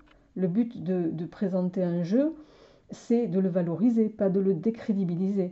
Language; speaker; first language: French; native; French